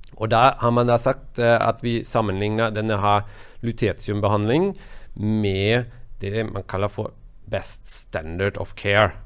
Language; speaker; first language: Norwegian; non-native, fluent; German